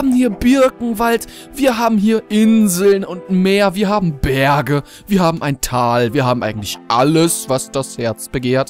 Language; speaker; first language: German; native; German